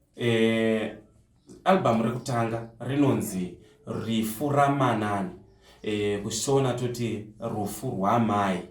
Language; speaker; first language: Shona; non-native, local second language; Tsonga